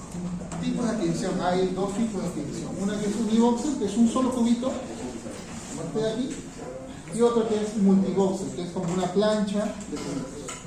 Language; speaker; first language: Spanish; native; Spanish